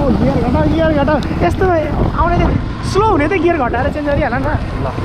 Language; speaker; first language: Nepali; native; Nepali